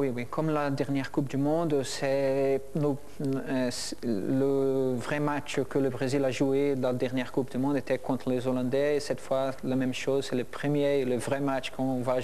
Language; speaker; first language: French; non-native, learner; Portuguese